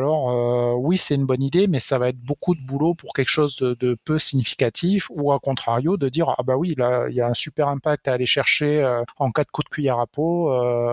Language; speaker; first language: French; native; French